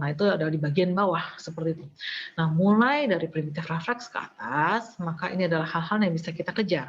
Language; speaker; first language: Indonesian; native; Indonesian